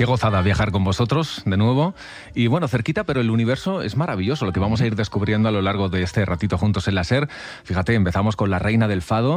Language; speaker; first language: Spanish; native; Spanish